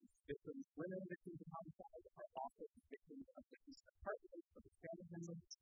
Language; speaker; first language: English; native; English